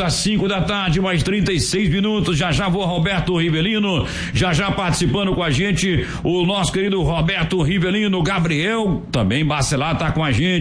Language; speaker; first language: Portuguese; native; Portuguese